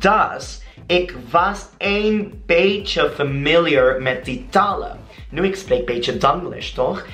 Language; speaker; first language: Dutch; non-native, learner; Spanish